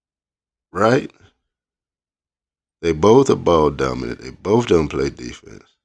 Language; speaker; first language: English; native; English